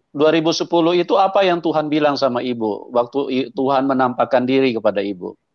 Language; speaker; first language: Indonesian; native; Indonesian